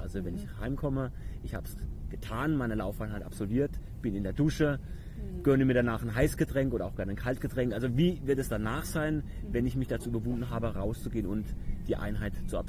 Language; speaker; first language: German; native; German